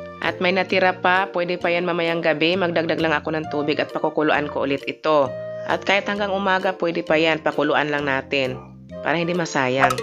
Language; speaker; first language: Filipino; non-native, local second language; Cebuano